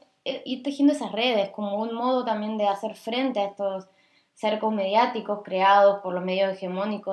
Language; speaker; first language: Spanish; native; Spanish